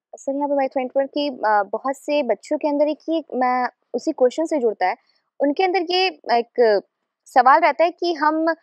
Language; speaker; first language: Hindi; native; Hindi